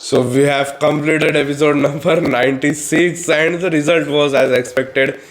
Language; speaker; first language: English; non-native, local second language; Marathi